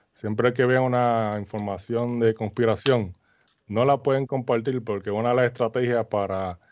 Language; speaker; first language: Spanish; native; Spanish